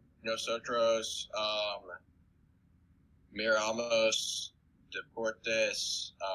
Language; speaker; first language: Spanish; non-native, learner; English